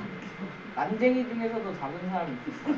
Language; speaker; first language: Korean; native; Korean